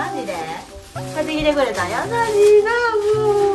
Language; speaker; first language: Japanese; native; Japanese